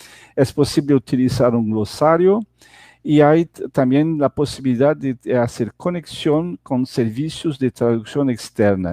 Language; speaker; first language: Spanish; non-native, fluent; Portuguese